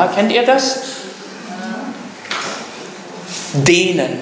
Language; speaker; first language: German; non-native, fluent; English